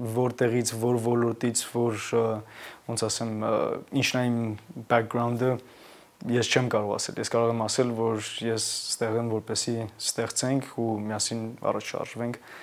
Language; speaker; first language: Armenian; native; Armenian